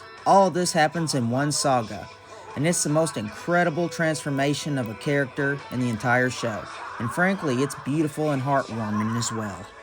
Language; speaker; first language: English; native; English